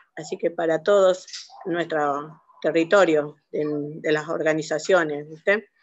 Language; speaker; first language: Spanish; native; Spanish